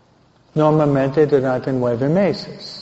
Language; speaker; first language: Spanish; non-native, fluent; English